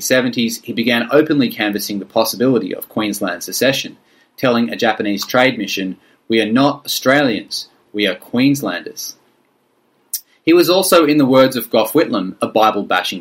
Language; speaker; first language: English; native; English